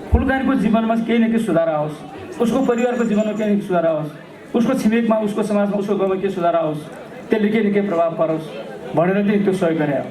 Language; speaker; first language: Nepali; non-native, local second language; Gurung